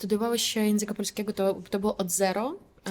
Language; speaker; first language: Polish; non-native, fluent; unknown